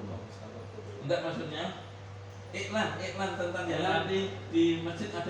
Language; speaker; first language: Indonesian; native; Indonesian